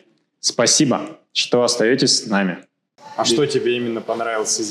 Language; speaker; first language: Russian; native; Russian